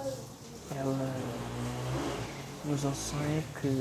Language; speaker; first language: French; non-native, fluent; Portuguese